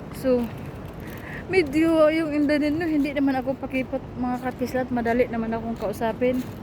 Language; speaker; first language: Filipino; non-native, local second language; Cebuano